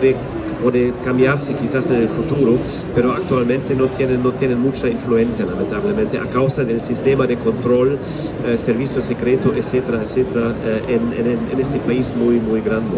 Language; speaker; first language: Spanish; non-native, fluent; German